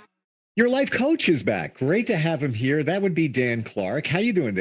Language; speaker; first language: English; native; English